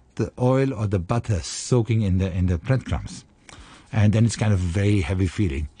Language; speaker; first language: English; non-native, fluent; German